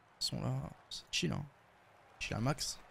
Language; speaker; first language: French; native; French